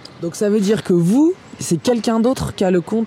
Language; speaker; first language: French; native; French